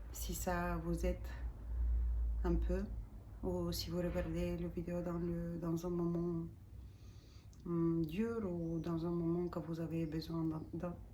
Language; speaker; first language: French; non-native, learner; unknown